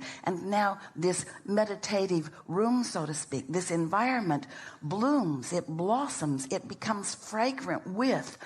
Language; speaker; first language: English; native; English